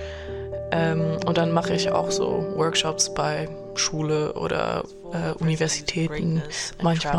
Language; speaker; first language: German; non-native, fluent; French